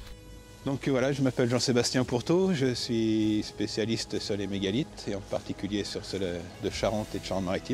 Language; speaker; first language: French; native; French